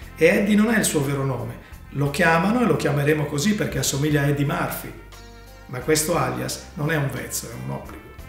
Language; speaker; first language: Italian; native; Italian